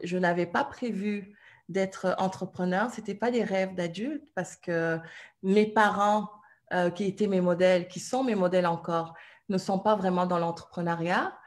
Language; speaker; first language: French; non-native, local second language; Wolof